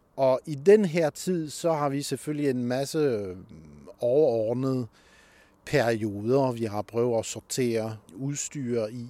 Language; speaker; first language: Danish; non-native, fluent; French